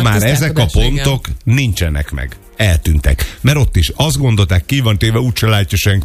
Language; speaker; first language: Hungarian; native; Hungarian